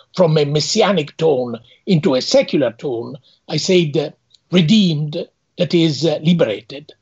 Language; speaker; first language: English; non-native, fluent; Italian